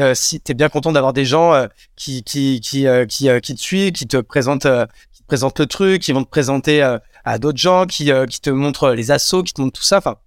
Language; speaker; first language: French; native; French